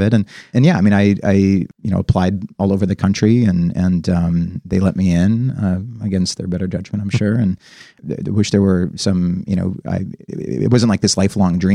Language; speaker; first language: English; native; English